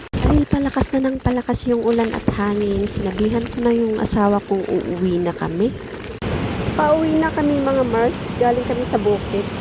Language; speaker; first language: Filipino; non-native, local second language; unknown